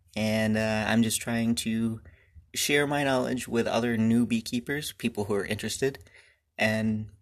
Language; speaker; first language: English; native; English